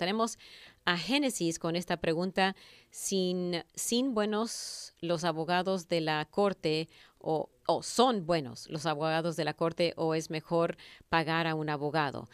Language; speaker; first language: Spanish; native; Spanish